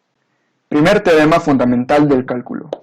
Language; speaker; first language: Spanish; native; Spanish